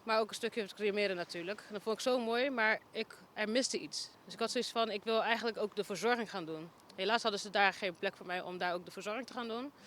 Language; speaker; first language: Dutch; native; Dutch